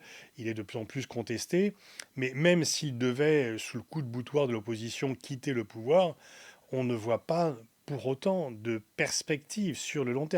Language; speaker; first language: French; native; French